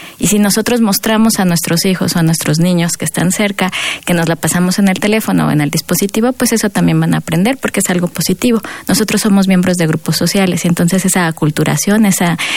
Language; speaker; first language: Spanish; native; Spanish